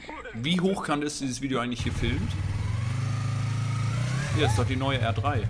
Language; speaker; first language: German; native; German